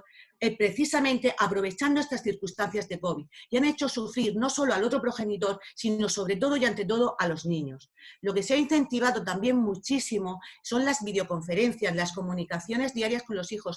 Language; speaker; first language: Spanish; native; Spanish